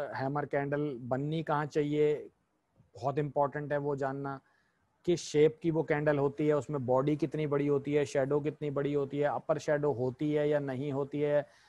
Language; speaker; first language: Hindi; native; Hindi